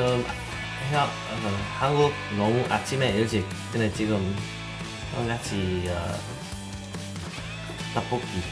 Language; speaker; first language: Korean; non-native, learner; English